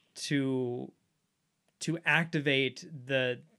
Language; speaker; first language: English; native; English